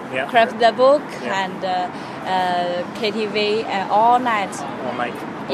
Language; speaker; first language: English; non-native, fluent; Chinese